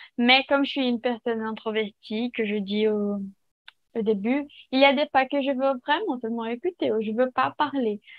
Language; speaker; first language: French; non-native, learner; Portuguese